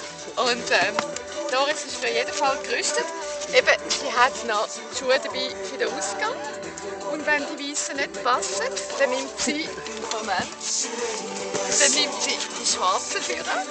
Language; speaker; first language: German; native; German